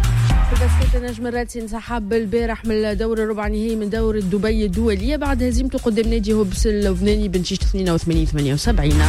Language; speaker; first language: Arabic; native; Arabic